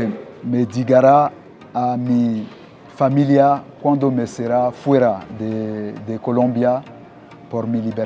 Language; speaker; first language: Spanish; non-native, learner; French